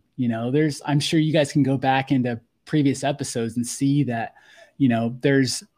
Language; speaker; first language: English; native; English